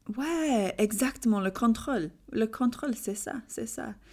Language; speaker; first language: French; non-native, learner; English